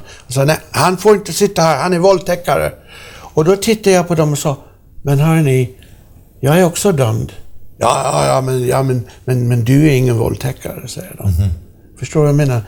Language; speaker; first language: Swedish; non-native, fluent; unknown